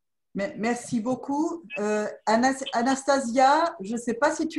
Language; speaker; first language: French; native; French